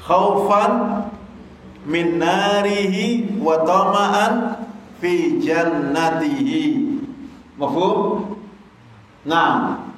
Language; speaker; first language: Arabic; non-native, fluent; Indonesian